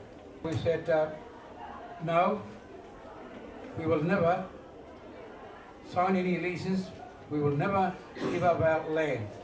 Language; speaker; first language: English; non-native, local second language; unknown